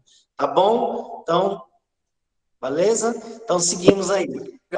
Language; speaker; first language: Portuguese; native; Portuguese